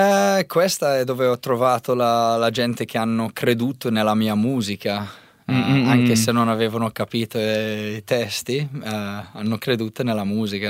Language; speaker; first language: Italian; non-native, learner; English